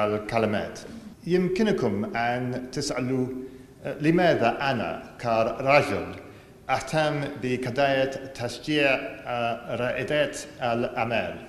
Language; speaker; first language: Arabic; non-native, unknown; English